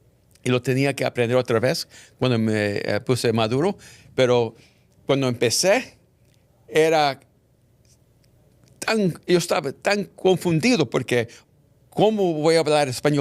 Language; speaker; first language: Spanish; early bilingual, heritage; English